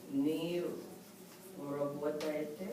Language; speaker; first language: Russian; non-native, learner; English